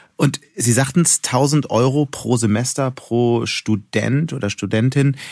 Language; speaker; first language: German; native; German